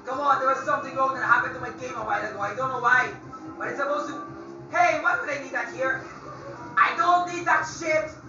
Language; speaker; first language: English; non-native, local second language; Filipino